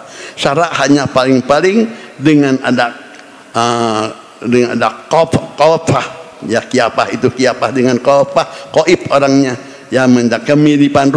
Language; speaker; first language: Indonesian; native; Indonesian